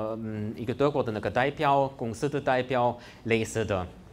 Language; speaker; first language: Chinese; non-native, fluent; German